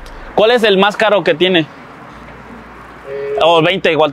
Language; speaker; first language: Spanish; native; Spanish